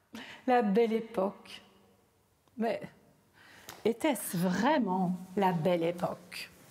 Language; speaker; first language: French; native; French